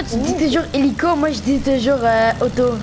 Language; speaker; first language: French; native; French